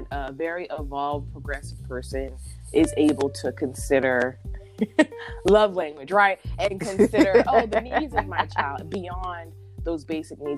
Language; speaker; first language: English; native; English